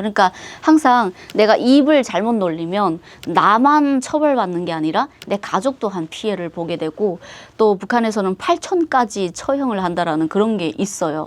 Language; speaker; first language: Korean; native; Korean